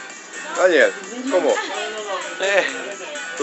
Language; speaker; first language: Spanish; non-native, learner; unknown